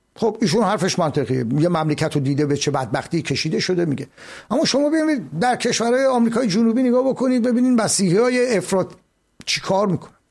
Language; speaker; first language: Persian; native; Persian